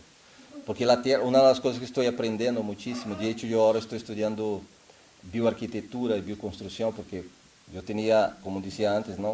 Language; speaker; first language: Spanish; non-native, fluent; Portuguese